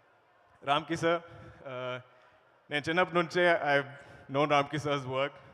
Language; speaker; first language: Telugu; non-native, learner; Malayalam